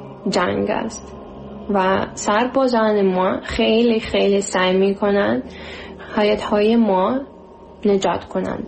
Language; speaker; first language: Persian; non-native, learner; Ukrainian